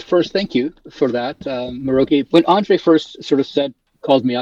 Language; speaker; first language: English; early bilingual, other home language; Polish